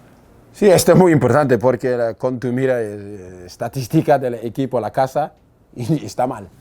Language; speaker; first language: Spanish; non-native, learner; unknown